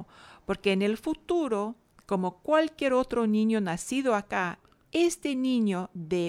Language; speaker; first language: Spanish; non-native, fluent; English